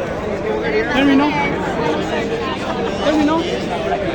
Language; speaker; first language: Spanish; native; Spanish